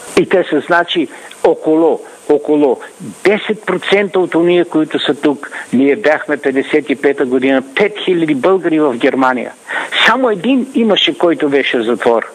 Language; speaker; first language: Bulgarian; native; Bulgarian